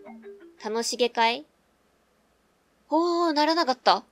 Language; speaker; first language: Japanese; native; Japanese